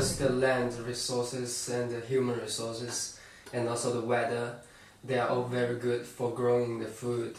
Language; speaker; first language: English; non-native, fluent; Chinese